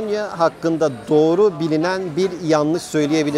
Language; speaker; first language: Turkish; native; Turkish